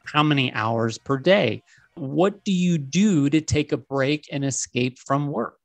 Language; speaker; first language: English; native; English